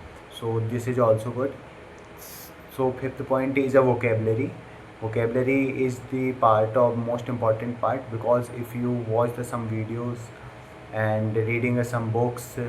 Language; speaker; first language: English; non-native, learner; Hindi